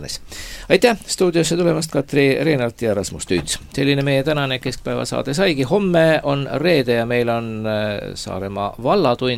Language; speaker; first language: Estonian; native; Estonian